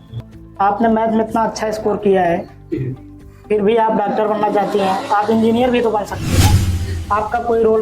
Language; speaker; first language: Hindi; native; Hindi